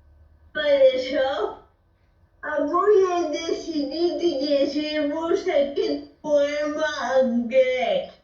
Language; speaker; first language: Catalan; non-native, fluent; Italian